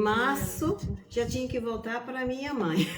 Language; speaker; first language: Portuguese; non-native, fluent; English